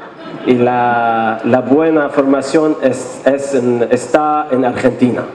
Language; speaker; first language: Spanish; non-native, fluent; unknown